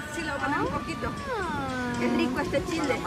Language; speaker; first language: Spanish; native; Spanish